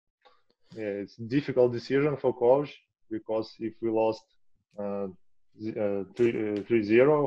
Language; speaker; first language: English; non-native, learner; Russian